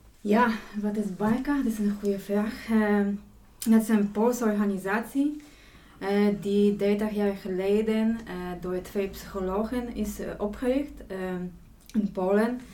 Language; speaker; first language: Dutch; non-native, fluent; Polish